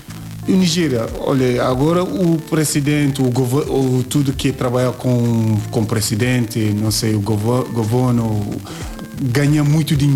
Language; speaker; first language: Portuguese; non-native, learner; Yoruba